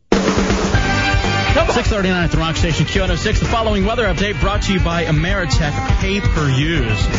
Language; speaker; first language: English; native; English